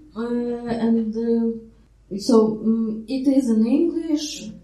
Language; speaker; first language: English; non-native, fluent; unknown